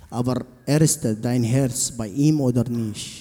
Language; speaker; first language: German; non-native, learner; Arabic